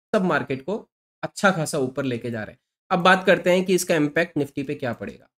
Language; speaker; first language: Hindi; native; Hindi